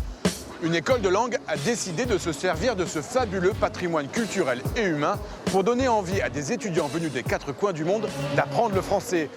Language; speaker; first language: French; native; French